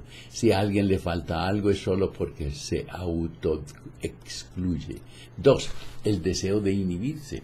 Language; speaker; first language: Spanish; native; Spanish